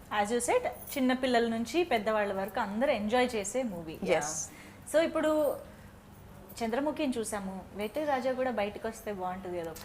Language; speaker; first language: Telugu; native; Telugu